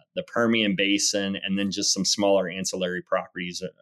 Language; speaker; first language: English; native; English